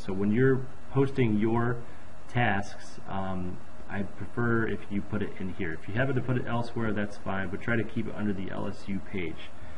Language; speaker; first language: English; native; English